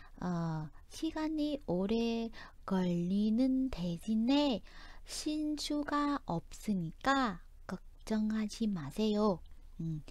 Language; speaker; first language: Korean; non-native, fluent; Vietnamese